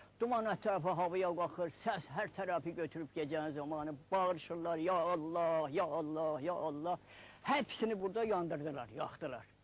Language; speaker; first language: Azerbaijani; native; Azerbaijani